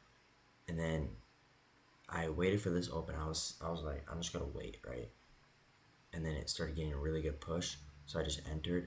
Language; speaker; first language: English; native; English